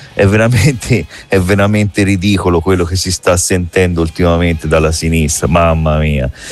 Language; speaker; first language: Italian; native; Italian